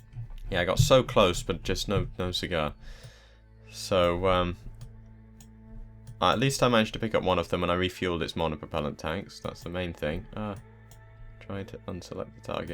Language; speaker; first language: English; native; English